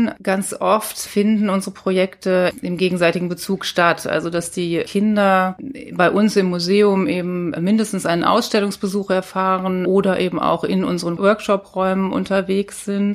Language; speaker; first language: German; native; German